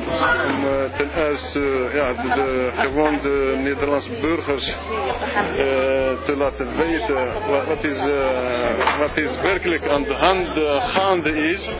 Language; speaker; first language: Dutch; non-native, fluent; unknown